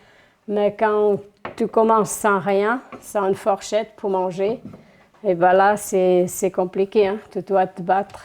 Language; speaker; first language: French; non-native, fluent; Portuguese